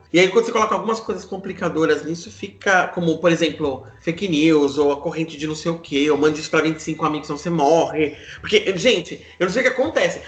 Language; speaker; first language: Portuguese; native; Portuguese